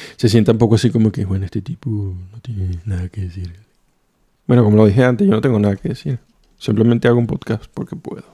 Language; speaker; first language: Spanish; native; Spanish